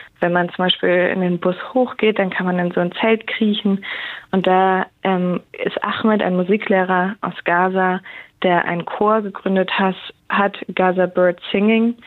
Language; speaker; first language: German; native; German